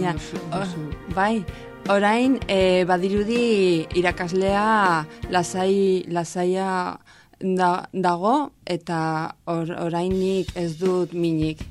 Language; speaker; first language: Basque; non-native, local second language; Spanish